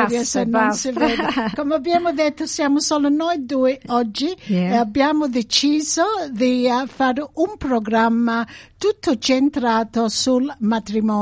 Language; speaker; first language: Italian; early bilingual, heritage; Italian